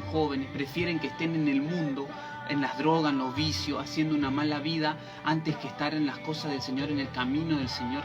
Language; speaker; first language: Spanish; native; Spanish